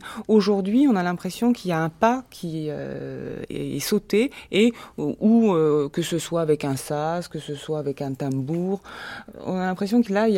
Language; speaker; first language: French; native; French